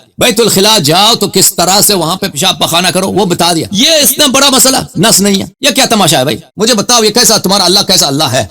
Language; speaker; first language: Urdu; non-native, fluent; Persian